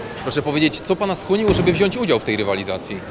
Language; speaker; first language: Polish; native; Polish